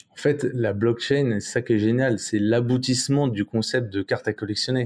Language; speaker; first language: French; native; French